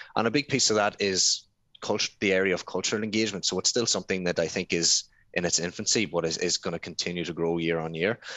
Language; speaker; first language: English; native; English